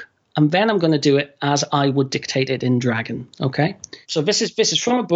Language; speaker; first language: English; native; English